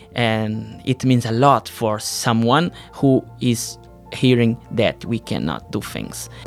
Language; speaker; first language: English; non-native, learner; Portuguese